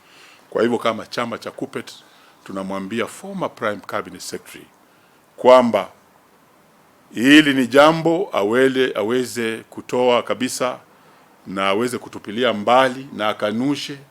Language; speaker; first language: Swahili; non-native, local second language; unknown